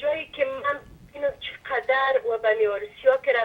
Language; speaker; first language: Persian; native; Persian